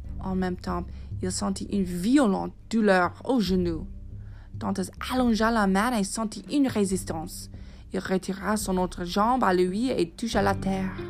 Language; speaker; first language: French; non-native, fluent; English